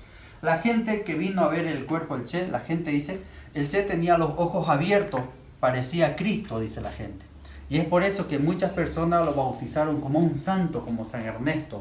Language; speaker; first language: Spanish; native; Spanish